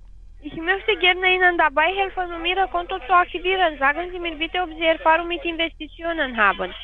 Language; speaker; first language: German; non-native, fluent; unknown